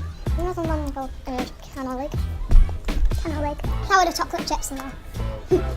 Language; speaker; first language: Welsh; non-native, local second language; English